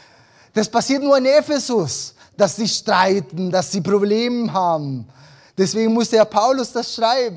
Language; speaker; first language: German; early bilingual, other home language; Spanish